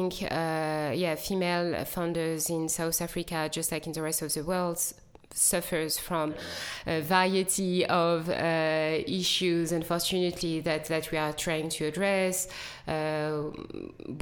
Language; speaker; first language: English; non-native, fluent; French